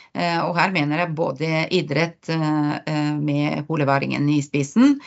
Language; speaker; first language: Norwegian; non-native, fluent; Bulgarian